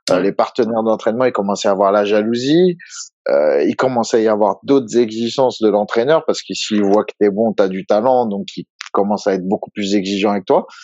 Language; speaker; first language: French; native; French